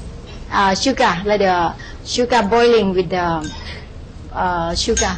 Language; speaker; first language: English; non-native, learner; Thai